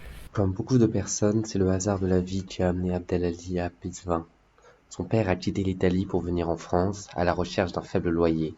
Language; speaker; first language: French; native; French